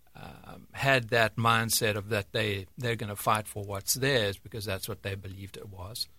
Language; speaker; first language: English; native; English